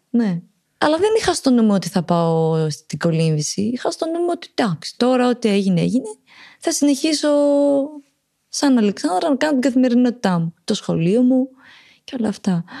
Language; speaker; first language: Greek; early bilingual, other home language; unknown